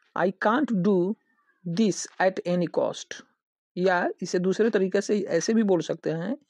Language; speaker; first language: Hindi; native; Hindi